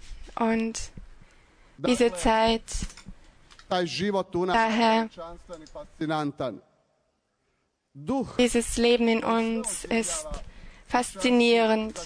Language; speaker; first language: German; non-native, fluent; Croatian